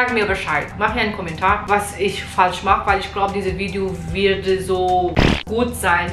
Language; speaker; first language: German; non-native, learner; Portuguese